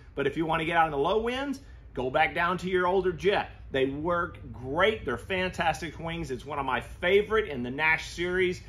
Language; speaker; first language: English; native; English